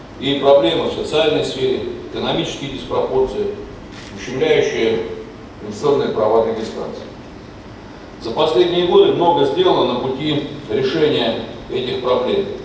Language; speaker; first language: Russian; native; Russian